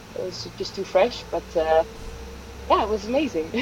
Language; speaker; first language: English; non-native, fluent; Dutch